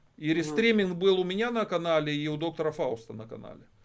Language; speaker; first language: Russian; native; Russian